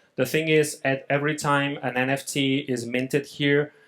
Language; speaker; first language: English; non-native, fluent; Catalan